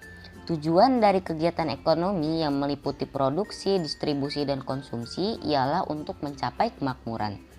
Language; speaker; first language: Indonesian; native; Indonesian